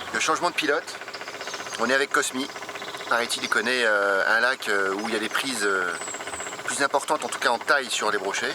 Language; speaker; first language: French; native; French